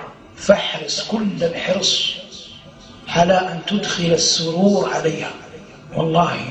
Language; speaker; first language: Arabic; native; Arabic